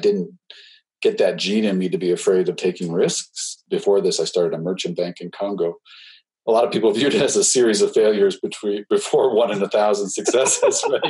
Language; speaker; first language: English; native; English